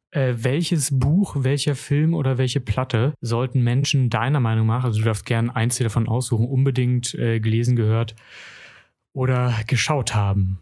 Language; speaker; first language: German; native; German